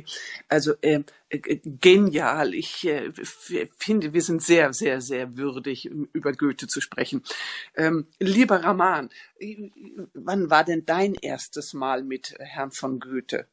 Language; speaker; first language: German; native; German